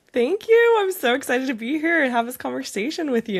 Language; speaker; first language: English; native; English